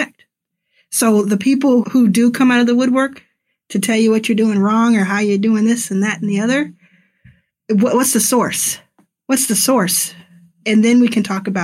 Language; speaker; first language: English; native; English